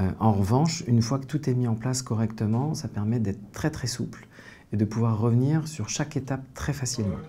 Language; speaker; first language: French; native; French